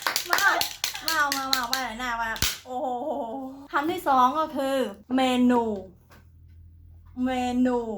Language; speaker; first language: Thai; non-native, fluent; Khmer